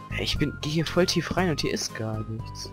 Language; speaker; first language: German; native; German